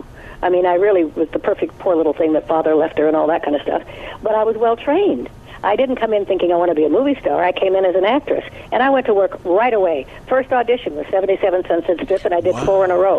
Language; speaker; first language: English; native; English